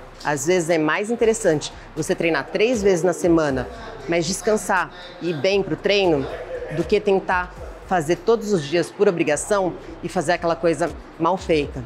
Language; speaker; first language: Portuguese; native; Portuguese